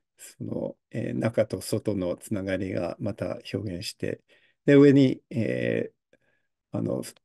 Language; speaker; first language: Japanese; early bilingual, heritage; Japanese